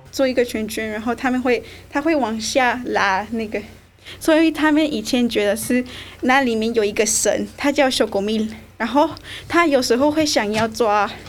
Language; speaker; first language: Chinese; non-native, fluent; Spanish